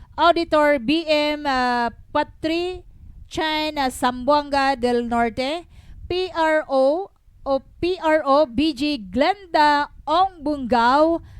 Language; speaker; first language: Filipino; non-native, local second language; Bikol